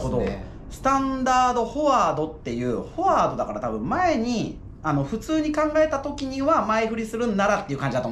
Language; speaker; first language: Japanese; native; Japanese